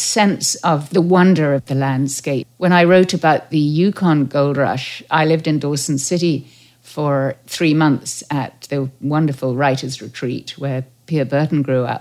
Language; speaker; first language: English; native; English